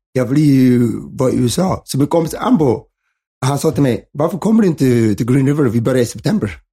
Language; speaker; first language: Swedish; early bilingual, other home language; Somali